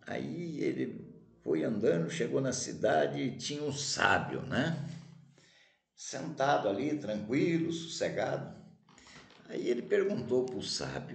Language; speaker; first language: Portuguese; native; Portuguese